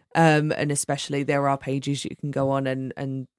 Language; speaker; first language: English; native; English